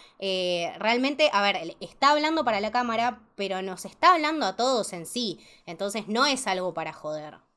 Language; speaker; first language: Spanish; native; Spanish